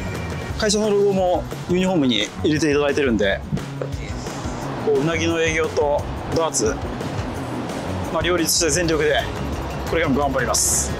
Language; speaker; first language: Japanese; native; Japanese